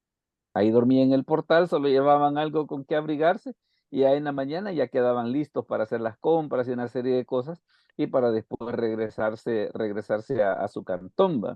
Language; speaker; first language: Spanish; native; Spanish